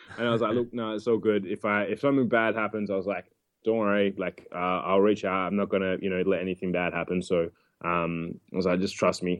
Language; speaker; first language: English; native; English